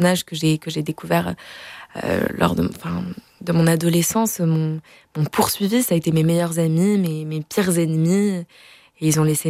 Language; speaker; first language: French; native; French